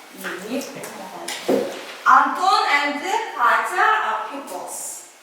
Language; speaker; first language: English; non-native, learner; Kazakh